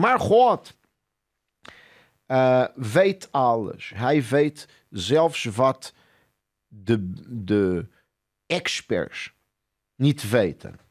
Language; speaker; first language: Dutch; non-native, fluent; Portuguese